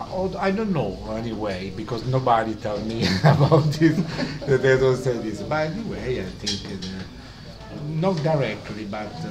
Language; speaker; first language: English; non-native, learner; Italian